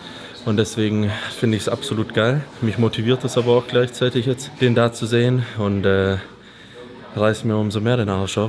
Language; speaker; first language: German; native; German